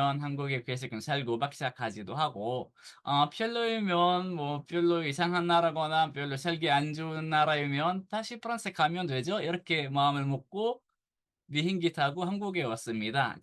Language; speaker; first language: Korean; non-native, fluent; Arabic